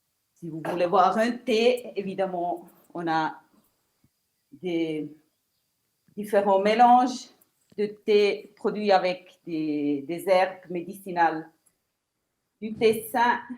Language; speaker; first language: French; non-native, local second language; Italian